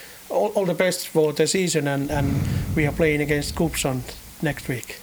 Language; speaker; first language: English; non-native, fluent; Finnish